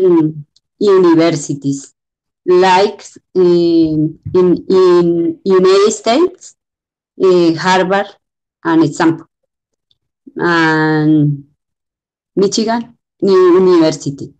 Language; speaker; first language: English; non-native, learner; Spanish